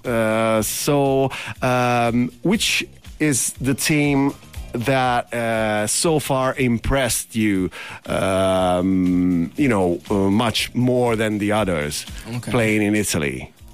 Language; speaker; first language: English; non-native, fluent; Italian